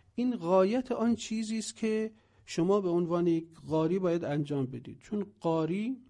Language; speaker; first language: Persian; native; Persian